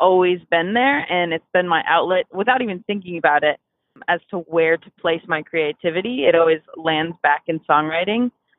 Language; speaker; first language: English; native; English